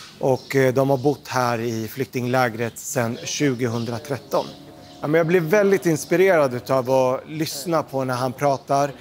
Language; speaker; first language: Swedish; early bilingual, other home language; Arabic